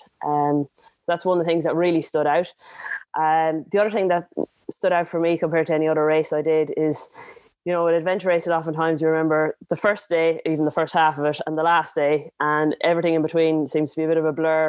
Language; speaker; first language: English; native; English